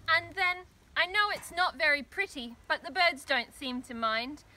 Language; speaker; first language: English; native; English